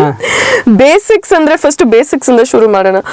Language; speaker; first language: Kannada; early bilingual, heritage; Kannada